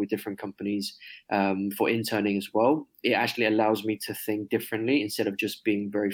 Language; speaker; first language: English; non-native, local second language; Cantonese